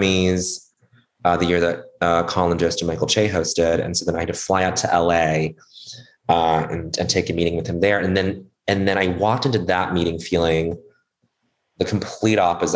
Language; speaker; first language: English; native; English